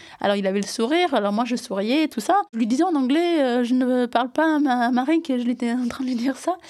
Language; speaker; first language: French; early bilingual, other home language; Amharic